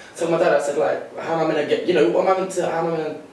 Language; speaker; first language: English; native; English